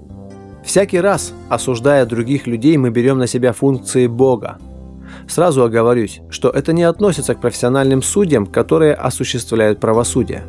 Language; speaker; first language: Russian; native; Russian